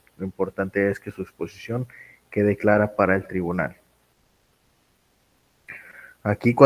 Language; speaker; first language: Spanish; native; Spanish